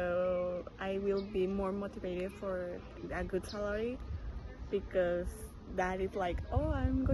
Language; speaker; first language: English; non-native, learner; Spanish